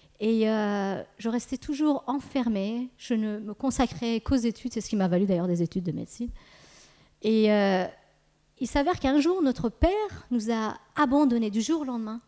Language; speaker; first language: French; early bilingual, other home language; Persian